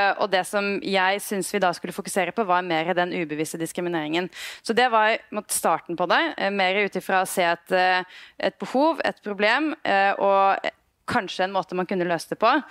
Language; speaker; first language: Norwegian; native; Norwegian